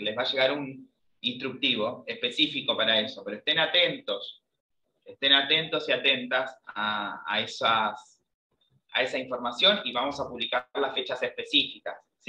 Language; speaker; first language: Spanish; native; Spanish